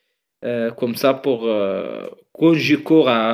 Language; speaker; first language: French; non-native, learner; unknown